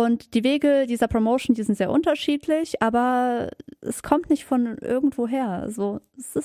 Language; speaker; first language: German; native; German